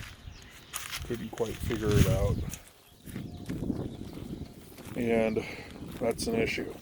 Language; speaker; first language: English; native; English